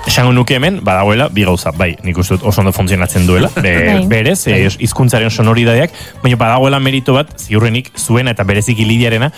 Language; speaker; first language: Basque; native; Basque